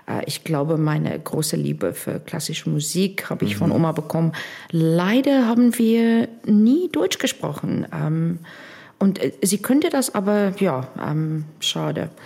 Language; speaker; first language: German; non-native, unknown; English